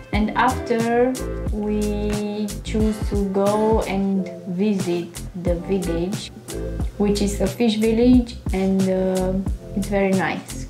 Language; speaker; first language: English; non-native, learner; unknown